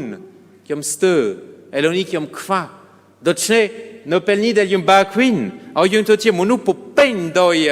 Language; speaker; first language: Khmer; non-native, fluent; French